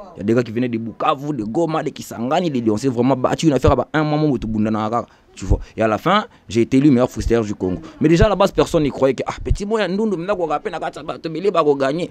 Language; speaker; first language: French; non-native, local second language; Lingala